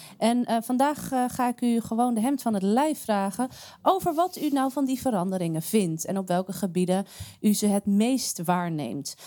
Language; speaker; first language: Dutch; native; Dutch